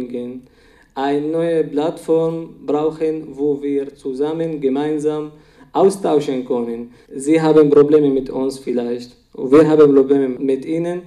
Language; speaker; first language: German; non-native, fluent; Arabic